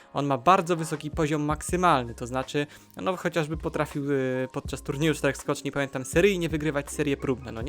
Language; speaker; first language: Polish; native; Polish